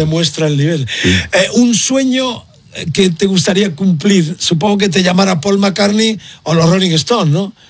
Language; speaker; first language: Spanish; native; Spanish